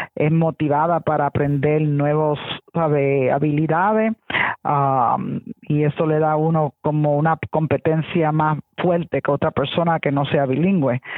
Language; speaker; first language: Spanish; early bilingual, heritage; Spanish